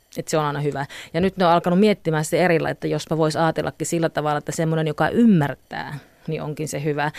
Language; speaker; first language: Finnish; native; Finnish